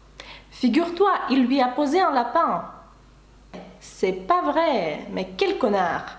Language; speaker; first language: French; non-native, fluent; Russian